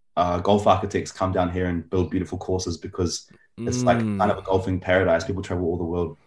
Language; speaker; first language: English; native; English